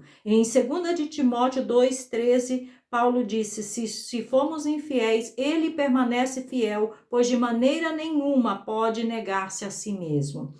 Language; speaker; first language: Portuguese; native; Portuguese